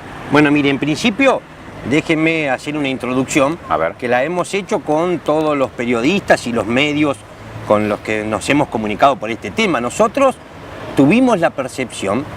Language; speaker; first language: Spanish; native; Spanish